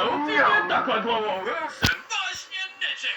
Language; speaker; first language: Czech; native; Czech